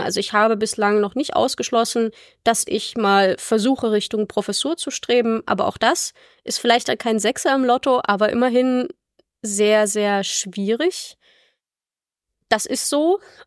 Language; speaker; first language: German; native; German